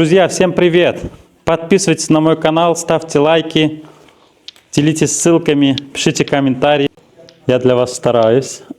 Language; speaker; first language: Russian; native; Russian